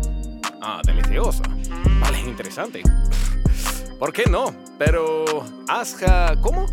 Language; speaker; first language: Spanish; non-native, learner; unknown